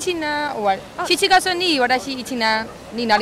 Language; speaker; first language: Japanese; non-native, learner; Burmese